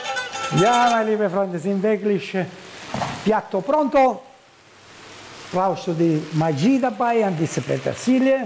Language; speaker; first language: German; non-native, learner; Italian